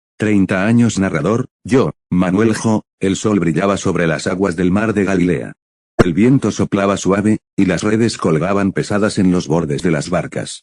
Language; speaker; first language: Spanish; native; Spanish